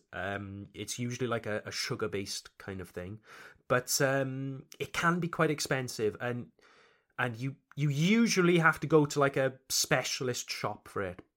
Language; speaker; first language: English; native; English